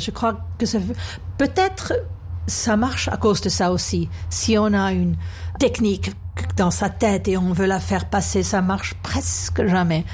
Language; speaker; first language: French; non-native, fluent; German